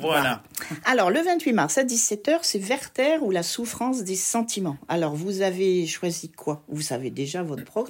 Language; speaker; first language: French; native; French